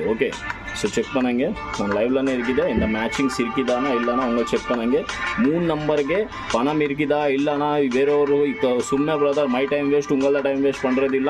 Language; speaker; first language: Tamil; non-native, local second language; Kannada